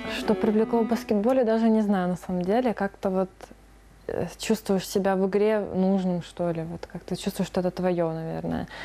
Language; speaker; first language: Russian; native; Russian